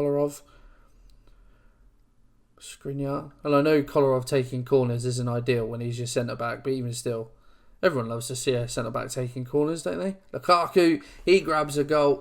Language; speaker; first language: English; native; English